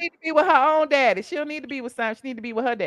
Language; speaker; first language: English; native; English